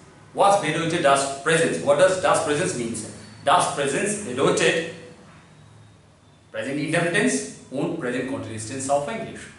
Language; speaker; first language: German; non-native, learner; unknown